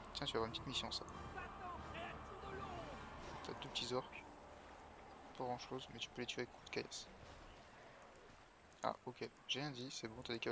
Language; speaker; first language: French; native; French